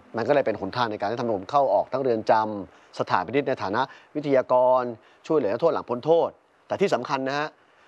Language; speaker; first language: Thai; native; Thai